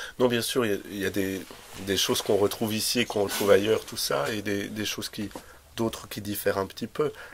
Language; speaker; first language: French; native; French